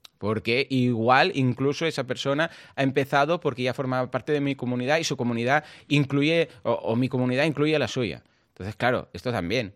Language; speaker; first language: Spanish; non-native, local second language; Catalan